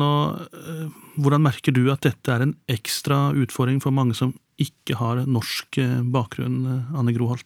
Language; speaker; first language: Norwegian; native; Norwegian